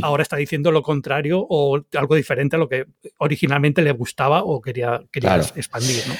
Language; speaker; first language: Spanish; native; Spanish